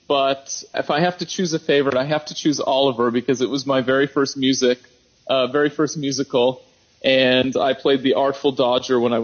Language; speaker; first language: English; native; English